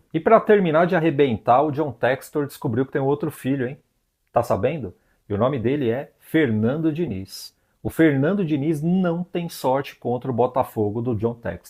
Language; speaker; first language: Portuguese; native; Portuguese